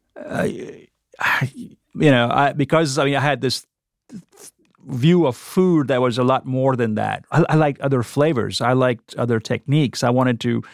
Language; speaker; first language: English; non-native, local second language; Gujarati